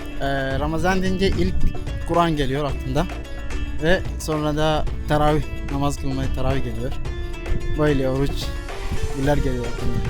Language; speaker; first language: Turkish; non-native, learner; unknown